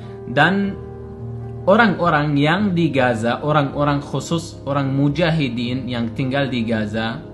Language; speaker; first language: Indonesian; non-native, learner; Arabic